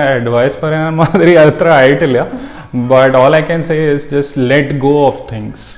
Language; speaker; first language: Malayalam; early bilingual, heritage; Malayalam